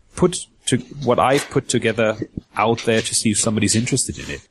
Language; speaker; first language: English; non-native, fluent; German